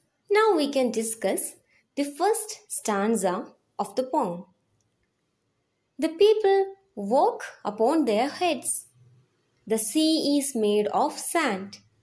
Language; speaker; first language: English; non-native, local second language; Malayalam